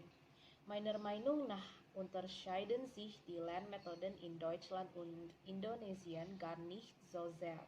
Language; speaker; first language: German; non-native, learner; Indonesian